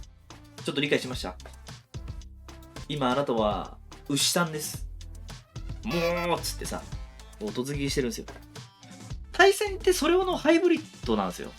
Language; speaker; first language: Japanese; native; Japanese